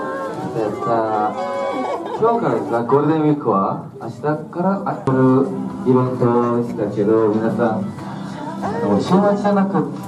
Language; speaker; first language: Japanese; non-native, learner; Korean